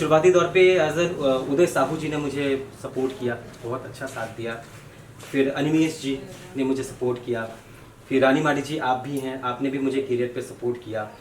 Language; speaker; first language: Hindi; non-native, local second language; Bangla